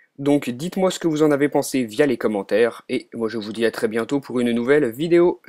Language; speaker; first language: French; native; French